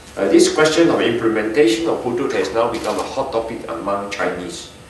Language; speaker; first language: English; non-native, local second language; Min Nan Chinese